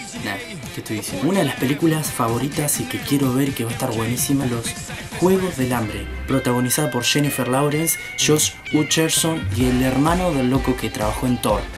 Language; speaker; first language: Spanish; native; Spanish